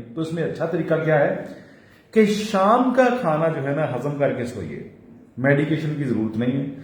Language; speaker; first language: Urdu; non-native, local second language; Punjabi